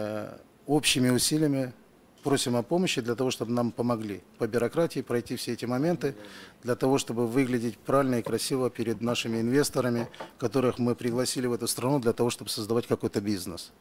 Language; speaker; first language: Russian; native; Russian